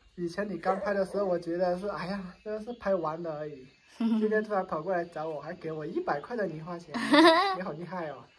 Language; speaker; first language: Chinese; native; Chinese